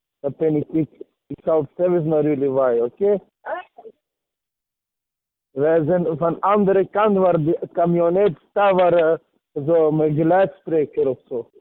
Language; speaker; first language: Dutch; early bilingual, other home language; Serbian